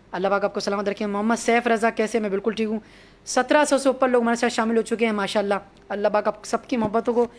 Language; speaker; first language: Urdu; native; Urdu